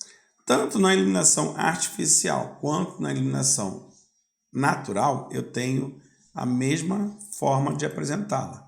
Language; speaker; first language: Portuguese; native; Portuguese